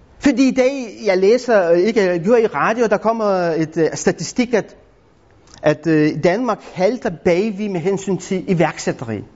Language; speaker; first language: Danish; non-native, fluent; Lithuanian